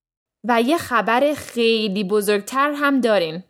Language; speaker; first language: Persian; early bilingual, heritage; Persian